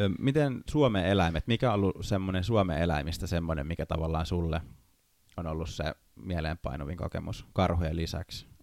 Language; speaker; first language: Finnish; native; Finnish